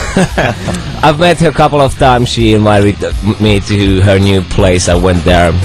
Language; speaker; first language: English; non-native, fluent; Finnish